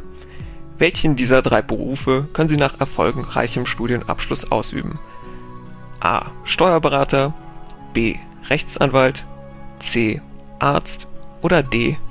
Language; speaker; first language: German; native; German